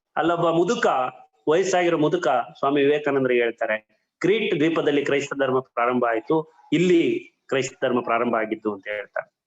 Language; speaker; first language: Kannada; native; Kannada